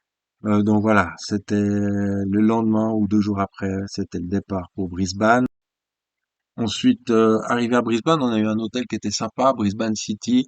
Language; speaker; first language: French; native; French